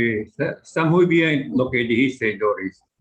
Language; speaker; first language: Spanish; non-native, fluent; English